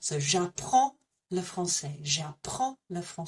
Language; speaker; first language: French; non-native, fluent; English